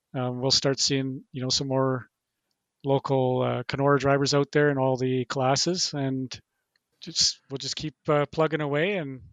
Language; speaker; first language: English; native; English